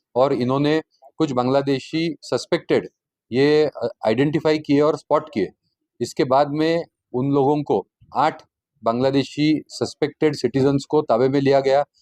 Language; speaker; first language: Hindi; non-native, local second language; Marathi